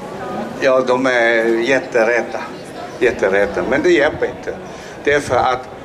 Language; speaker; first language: Swedish; non-native, fluent; Chinese